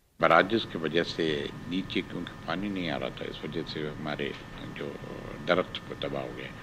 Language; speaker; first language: Urdu; non-native, local second language; Sindhi